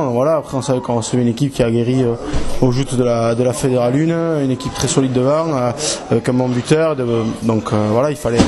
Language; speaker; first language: French; native; French